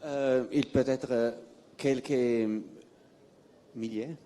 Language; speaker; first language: French; non-native, fluent; Italian